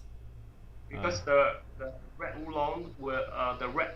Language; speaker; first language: English; non-native, learner; Chinese